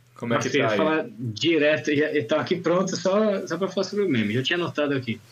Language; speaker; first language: Portuguese; non-native, fluent; Italian